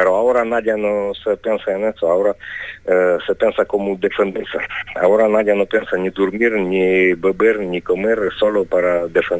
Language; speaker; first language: Spanish; non-native, fluent; Ukrainian